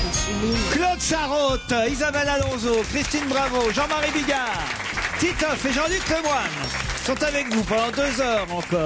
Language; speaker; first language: French; native; French